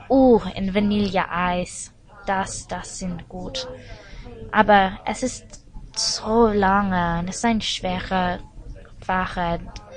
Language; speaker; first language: German; non-native, learner; English